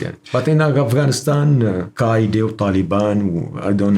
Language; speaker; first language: English; non-native, learner; Arabic